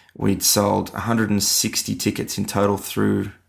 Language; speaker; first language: English; native; English